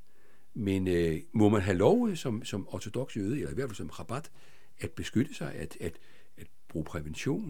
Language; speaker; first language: Danish; native; Danish